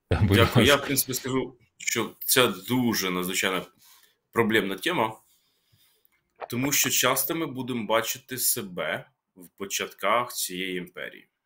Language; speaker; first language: Ukrainian; native; Ukrainian